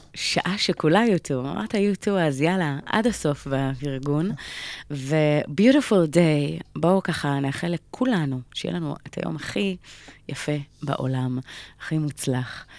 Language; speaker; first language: Hebrew; native; Hebrew